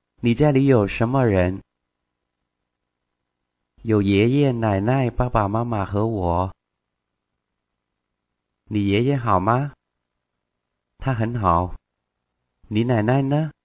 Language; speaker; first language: Chinese; non-native, fluent; Vietnamese